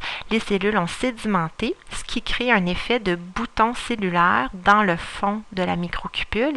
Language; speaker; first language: French; native; French